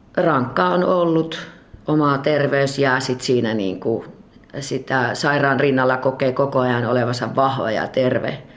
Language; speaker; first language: Finnish; native; Finnish